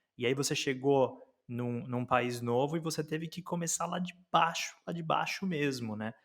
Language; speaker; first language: Portuguese; native; Portuguese